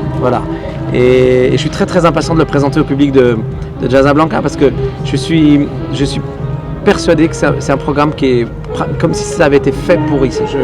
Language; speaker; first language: French; early bilingual, other home language; Arabic